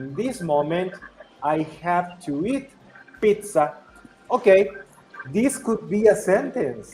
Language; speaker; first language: English; non-native, fluent; Spanish